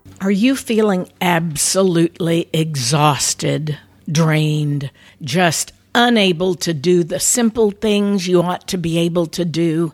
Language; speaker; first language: English; native; English